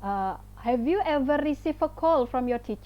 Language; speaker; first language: English; non-native, fluent; Indonesian